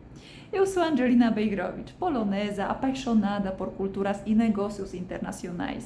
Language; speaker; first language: Portuguese; non-native, fluent; Polish